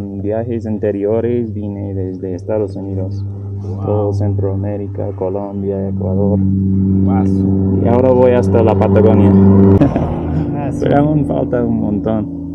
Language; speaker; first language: Spanish; non-native, fluent; English